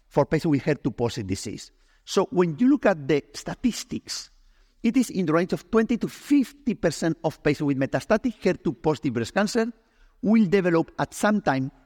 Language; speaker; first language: English; non-native, fluent; Spanish